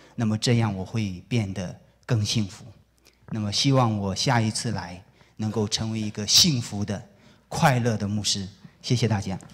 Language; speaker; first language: Chinese; native; Chinese